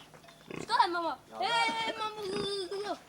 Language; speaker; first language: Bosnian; early bilingual, heritage; English